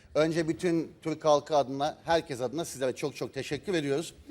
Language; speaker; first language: Turkish; native; Turkish